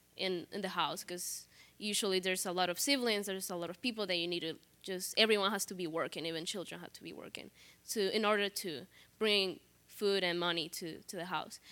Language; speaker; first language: English; non-native, fluent; Spanish